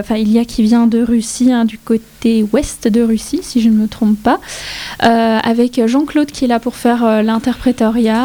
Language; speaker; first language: French; native; French